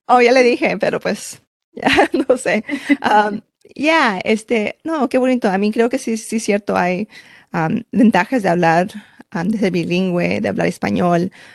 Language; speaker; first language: Spanish; early bilingual, heritage; Spanish